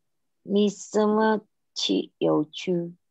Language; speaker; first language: Chinese; non-native, learner; Indonesian